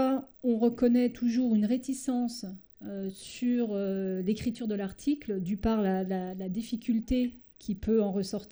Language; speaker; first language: French; native; French